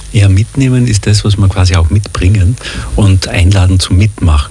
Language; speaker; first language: German; native; German